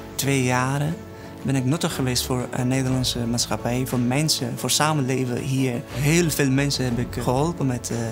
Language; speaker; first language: Dutch; non-native, fluent; Persian